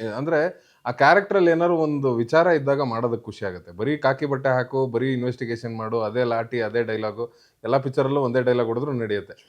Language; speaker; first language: Kannada; native; Kannada